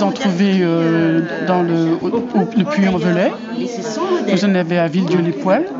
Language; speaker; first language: French; native; French